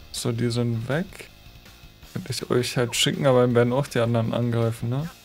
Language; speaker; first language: German; native; German